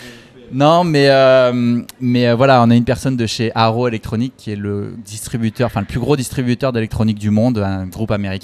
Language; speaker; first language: French; native; French